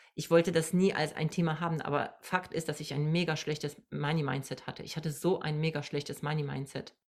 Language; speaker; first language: German; non-native, fluent; Polish